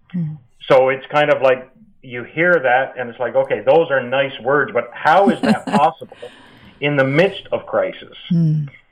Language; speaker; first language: English; native; English